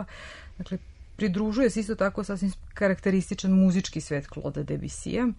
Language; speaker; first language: Serbian; native; Serbian